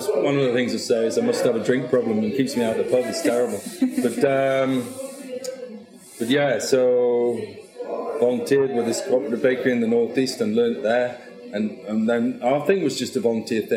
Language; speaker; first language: English; native; English